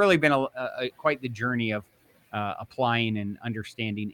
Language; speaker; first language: English; native; English